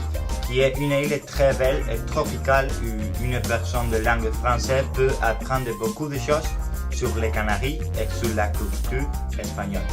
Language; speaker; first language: French; non-native, fluent; Spanish